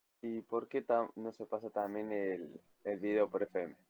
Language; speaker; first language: Spanish; native; Spanish